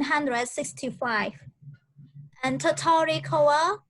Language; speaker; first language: English; non-native, learner; Khmer